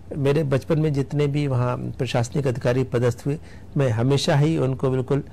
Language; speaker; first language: Hindi; native; Hindi